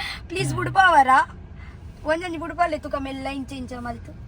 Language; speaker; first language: Kannada; non-native, local second language; Tulu